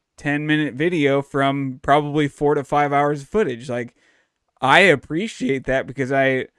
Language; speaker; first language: English; native; English